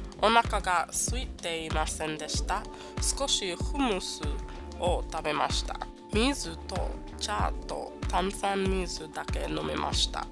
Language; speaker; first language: Japanese; non-native, learner; English